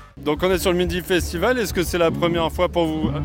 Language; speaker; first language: French; native; French